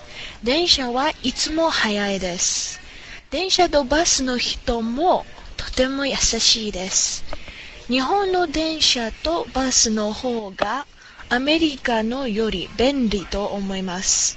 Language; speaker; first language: Japanese; non-native, learner; English